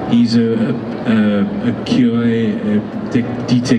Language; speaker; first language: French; non-native, learner; English